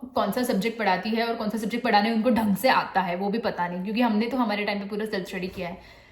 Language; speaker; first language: Hindi; non-native, local second language; Marathi